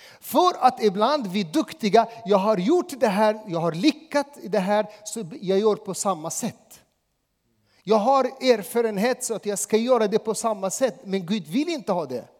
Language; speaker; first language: Swedish; non-native, fluent; Arabic